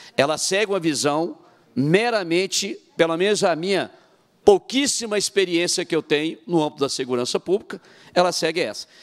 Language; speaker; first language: Portuguese; native; Portuguese